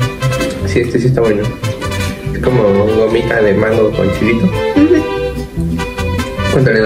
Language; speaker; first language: Spanish; native; Spanish